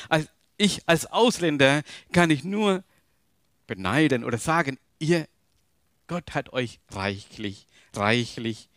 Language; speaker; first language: German; non-native, learner; Tamil